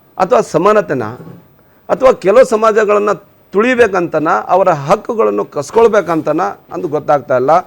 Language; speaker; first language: Kannada; non-native, local second language; Lambadi